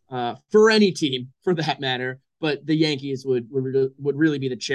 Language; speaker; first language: English; native; English